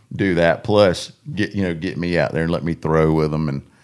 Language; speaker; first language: English; native; English